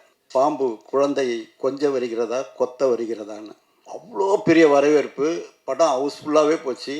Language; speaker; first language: Tamil; native; Tamil